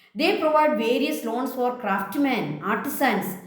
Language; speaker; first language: English; non-native, local second language; Malayalam